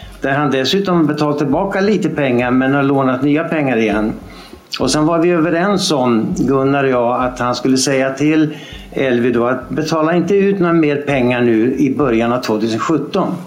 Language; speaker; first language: Swedish; native; Swedish